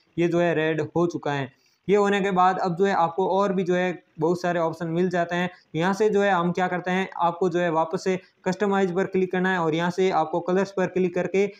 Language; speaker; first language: Hindi; native; Hindi